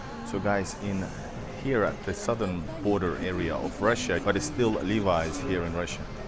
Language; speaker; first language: English; non-native, fluent; Russian